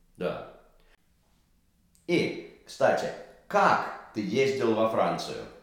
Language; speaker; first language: Russian; native; Russian